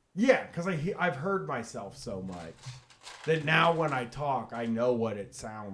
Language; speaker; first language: English; native; English